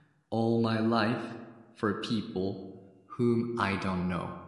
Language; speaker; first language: English; non-native, fluent; Japanese